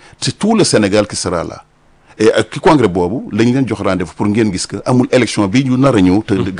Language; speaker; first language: French; non-native, local second language; Wolof